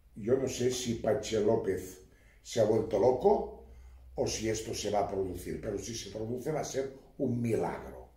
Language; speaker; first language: Spanish; native; Spanish